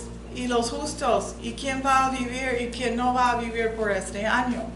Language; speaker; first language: Spanish; non-native, fluent; English